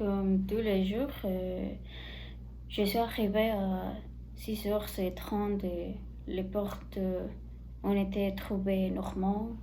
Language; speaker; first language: French; non-native, learner; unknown